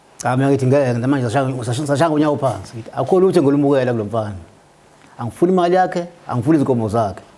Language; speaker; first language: Zulu; native; Zulu